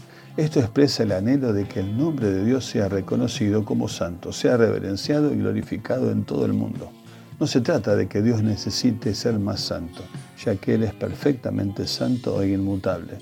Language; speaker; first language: Spanish; native; Spanish